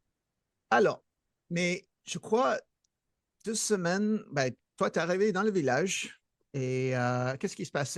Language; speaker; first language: French; non-native, fluent; English